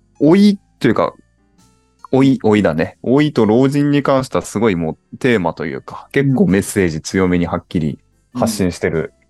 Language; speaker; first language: Japanese; native; Japanese